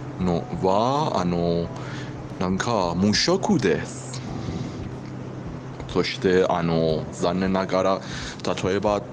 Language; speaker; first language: Japanese; non-native, learner; Persian